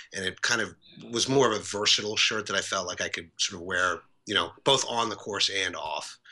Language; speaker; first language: English; native; English